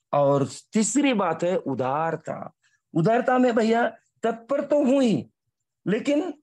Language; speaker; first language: Hindi; non-native, local second language; Marathi